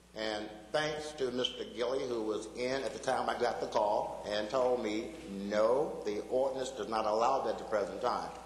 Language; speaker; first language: English; native; English